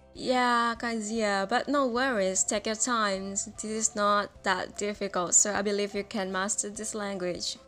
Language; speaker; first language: English; non-native, fluent; Indonesian